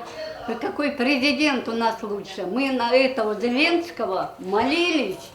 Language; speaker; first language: Russian; native; Russian